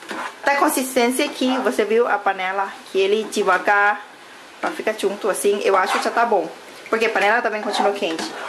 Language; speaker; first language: Portuguese; non-native, fluent; Thai